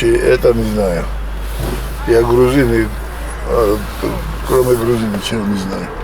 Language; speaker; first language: Russian; non-native, learner; Georgian